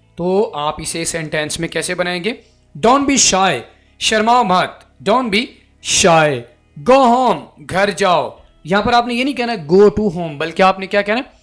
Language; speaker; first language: Urdu; native; Urdu